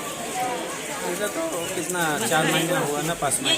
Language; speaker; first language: Hindi; non-native, local second language; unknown